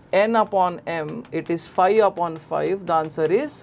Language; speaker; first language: English; non-native, local second language; Marathi